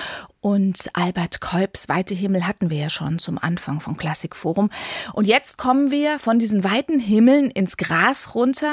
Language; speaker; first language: German; native; German